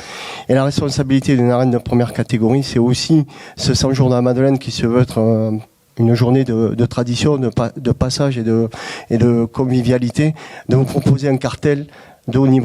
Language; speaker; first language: French; native; French